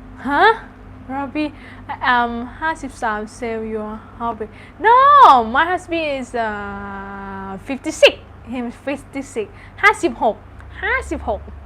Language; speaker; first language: English; non-native, learner; Thai